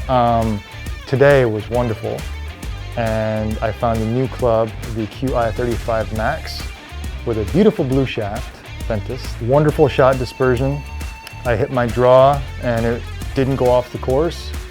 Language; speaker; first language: English; native; English